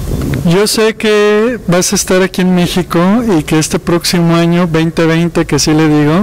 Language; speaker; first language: Spanish; native; Spanish